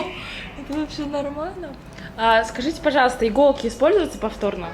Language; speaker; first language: Russian; native; Russian